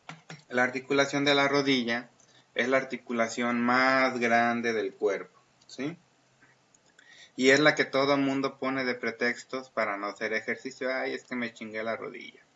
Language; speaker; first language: Spanish; native; Spanish